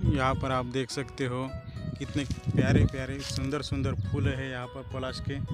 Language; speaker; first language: Hindi; non-native, local second language; Marathi